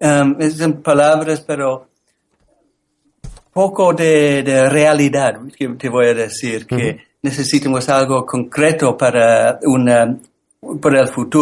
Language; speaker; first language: Spanish; non-native, learner; English